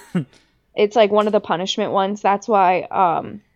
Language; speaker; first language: English; native; English